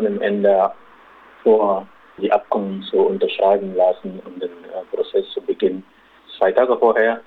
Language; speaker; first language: German; non-native, local second language; Arabic